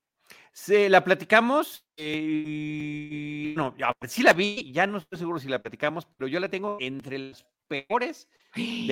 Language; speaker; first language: Spanish; native; Spanish